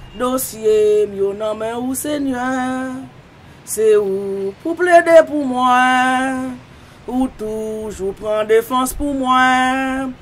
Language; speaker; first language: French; non-native, local second language; Haitian Creole